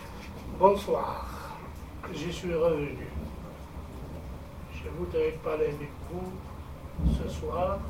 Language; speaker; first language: French; non-native, fluent; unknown